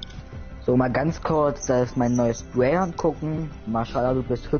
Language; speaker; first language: German; native; German